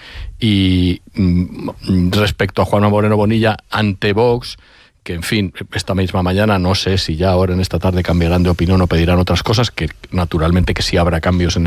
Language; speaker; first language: Spanish; native; Spanish